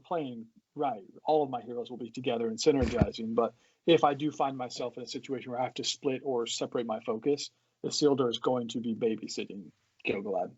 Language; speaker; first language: English; native; English